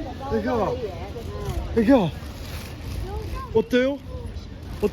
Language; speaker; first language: Korean; non-native, learner; Chinese